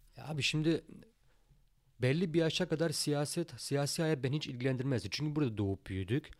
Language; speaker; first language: Turkish; early bilingual, heritage; Turkish